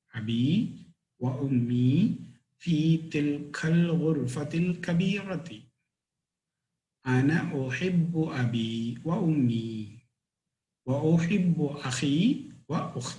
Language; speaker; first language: Arabic; non-native, fluent; Tamil